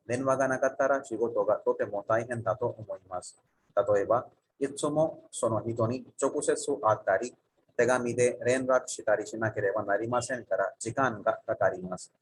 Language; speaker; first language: Japanese; non-native, fluent; Urdu